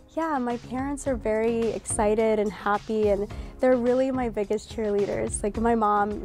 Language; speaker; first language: English; native; English